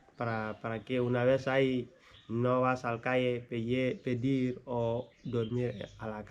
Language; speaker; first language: Spanish; non-native, fluent; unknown